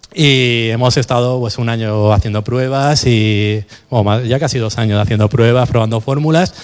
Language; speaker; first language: Spanish; native; Spanish